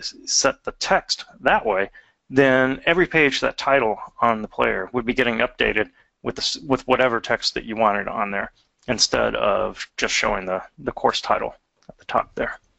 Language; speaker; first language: English; native; English